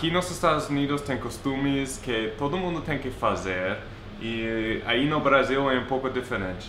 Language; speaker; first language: Portuguese; non-native, fluent; English